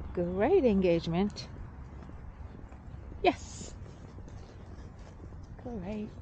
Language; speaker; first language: English; non-native, fluent; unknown